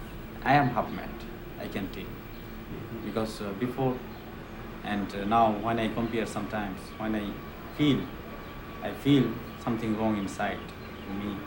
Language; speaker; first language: English; non-native, learner; Bangla